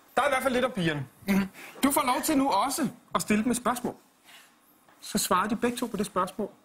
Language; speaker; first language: Danish; native; Danish